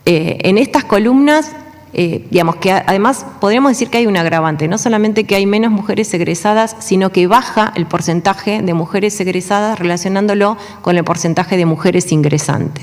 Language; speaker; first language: Spanish; native; Spanish